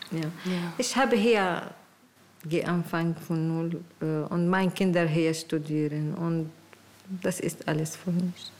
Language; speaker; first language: German; non-native, learner; Arabic